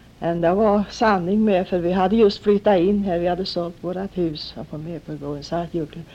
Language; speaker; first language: Swedish; native; Swedish